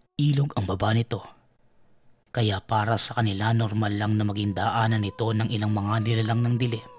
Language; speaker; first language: Filipino; native; Filipino